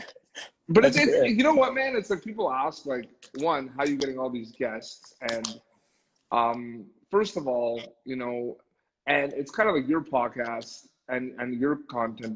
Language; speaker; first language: English; native; English